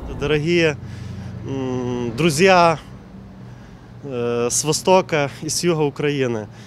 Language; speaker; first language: Russian; non-native, local second language; Ukrainian